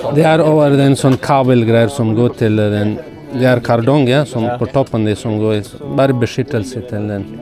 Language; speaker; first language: Norwegian; non-native, learner; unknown